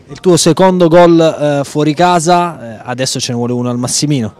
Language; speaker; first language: Italian; native; Italian